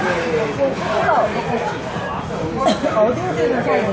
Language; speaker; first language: Chinese; non-native, learner; Korean